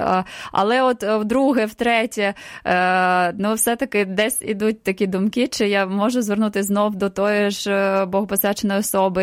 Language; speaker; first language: Ukrainian; native; Ukrainian